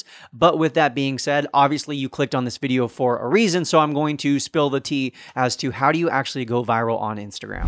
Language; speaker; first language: English; native; English